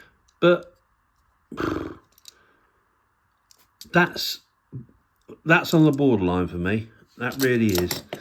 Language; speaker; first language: English; native; English